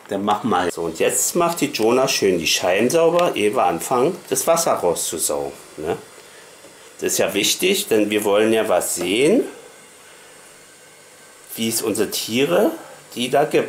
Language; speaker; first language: German; native; German